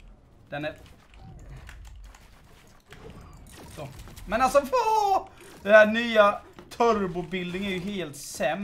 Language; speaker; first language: Swedish; native; Swedish